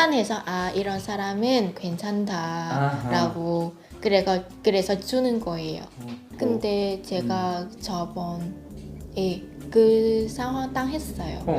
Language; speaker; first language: Korean; non-native, fluent; Vietnamese